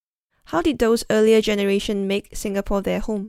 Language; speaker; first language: English; early bilingual, other home language; Cantonese